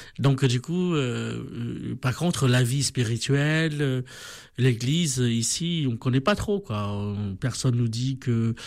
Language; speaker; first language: French; non-native, fluent; Vietnamese